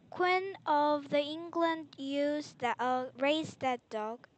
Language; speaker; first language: English; non-native, learner; Korean